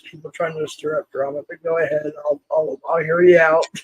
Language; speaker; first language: English; native; English